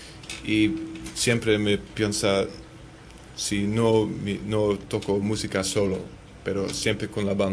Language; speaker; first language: Spanish; non-native, learner; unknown